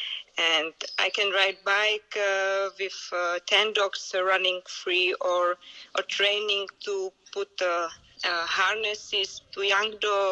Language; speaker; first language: English; non-native, learner; Czech